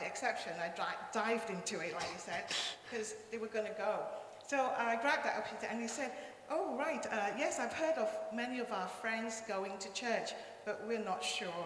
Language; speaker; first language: English; non-native, local second language; Cantonese